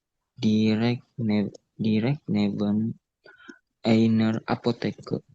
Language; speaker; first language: German; non-native, learner; Indonesian